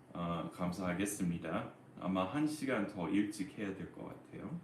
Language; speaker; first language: Korean; non-native, fluent; English